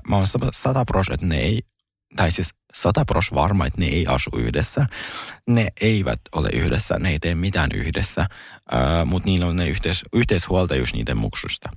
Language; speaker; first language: Finnish; early bilingual, other home language; Russian